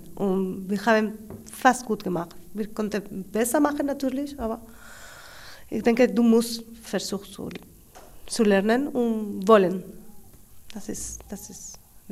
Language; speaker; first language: German; non-native, learner; Spanish